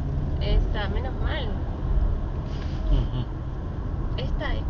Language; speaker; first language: Spanish; native; Spanish